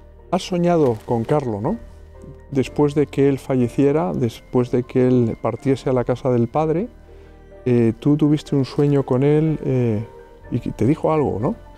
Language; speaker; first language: Spanish; native; Spanish